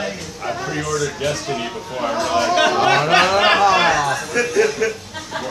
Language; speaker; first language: English; native; English